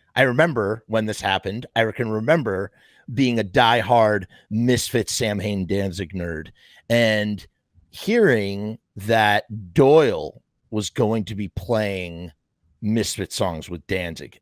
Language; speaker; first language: English; native; English